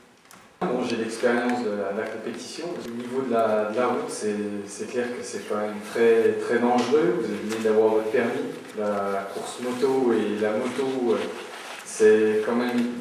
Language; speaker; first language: French; native; French